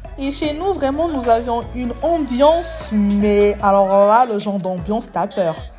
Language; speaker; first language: French; native; French